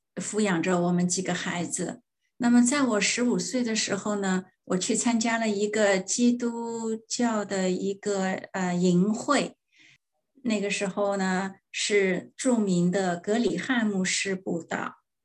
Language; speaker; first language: Chinese; non-native, fluent; German